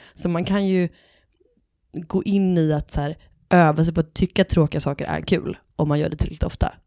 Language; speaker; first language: Swedish; native; Swedish